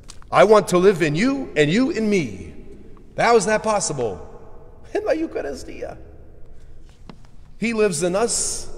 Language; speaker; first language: English; native; English